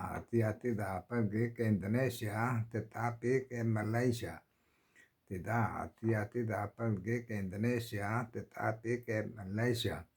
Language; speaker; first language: Indonesian; non-native, learner; Korean